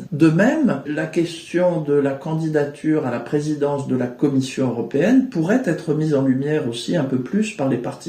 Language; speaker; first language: French; native; French